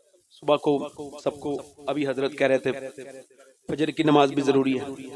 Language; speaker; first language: Urdu; native; Urdu